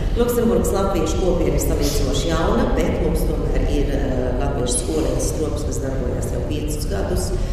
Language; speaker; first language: Latvian; early bilingual, heritage; Latvian